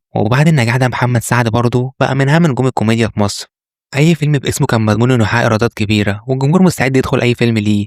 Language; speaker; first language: Arabic; native; Arabic